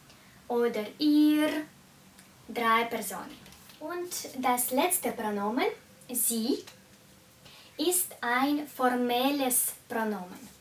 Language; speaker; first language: German; non-native, fluent; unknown